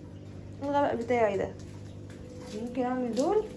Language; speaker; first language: Arabic; native; Arabic